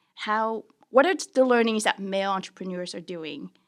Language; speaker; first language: English; early bilingual, other home language; Chinese